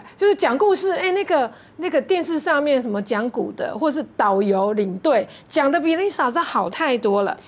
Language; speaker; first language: Chinese; non-native, local second language; Min Nan Chinese